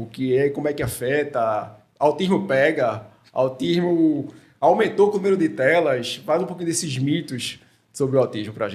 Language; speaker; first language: Portuguese; native; Portuguese